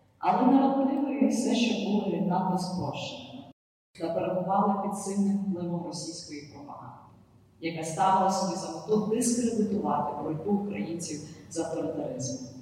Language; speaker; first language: Ukrainian; native; Ukrainian